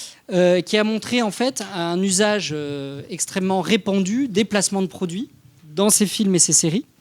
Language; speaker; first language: French; native; French